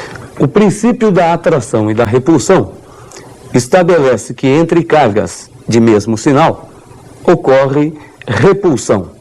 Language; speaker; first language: Portuguese; native; Portuguese